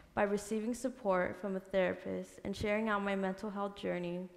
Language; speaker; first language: English; early bilingual, other home language; Spanish